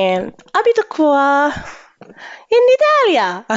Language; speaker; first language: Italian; non-native, learner; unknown